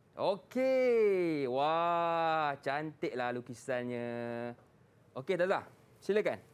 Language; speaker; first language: Malay; native; Malay